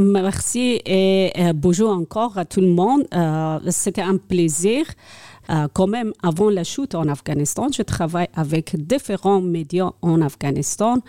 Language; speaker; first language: French; non-native, learner; Persian